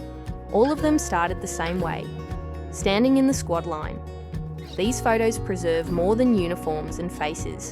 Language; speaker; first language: English; native; English